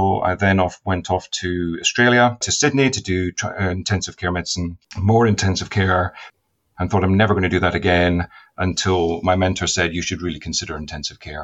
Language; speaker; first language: English; native; English